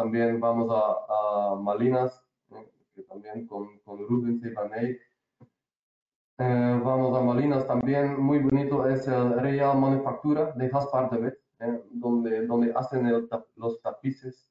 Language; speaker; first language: Spanish; non-native, learner; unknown